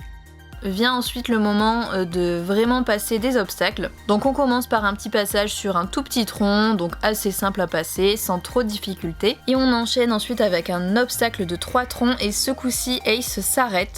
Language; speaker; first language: French; native; French